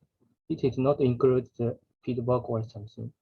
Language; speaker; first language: English; non-native, learner; Japanese